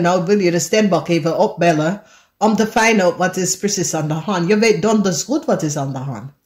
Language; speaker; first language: Dutch; non-native, learner; English